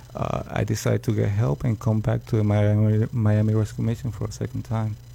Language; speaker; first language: English; early bilingual, other home language; Spanish